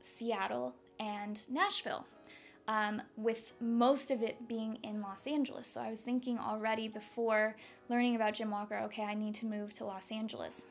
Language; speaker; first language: English; native; English